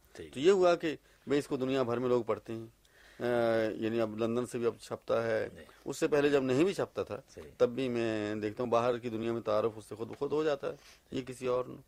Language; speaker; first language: Urdu; native; Urdu